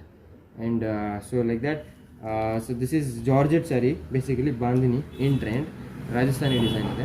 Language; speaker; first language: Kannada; non-native, local second language; Hindi